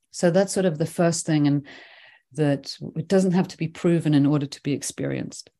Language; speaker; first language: English; early bilingual, other home language; Swedish